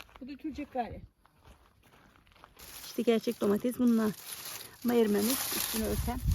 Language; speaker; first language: Turkish; native; Turkish